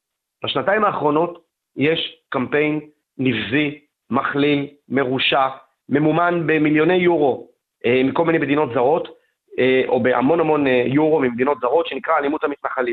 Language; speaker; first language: Hebrew; native; Hebrew